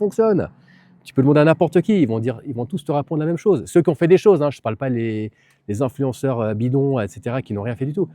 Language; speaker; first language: French; native; French